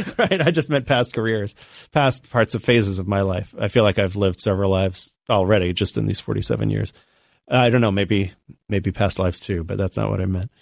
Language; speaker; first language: English; native; English